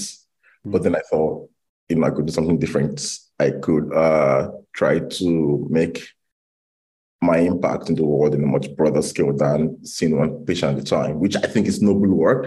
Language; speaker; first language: English; non-native, local second language; Igbo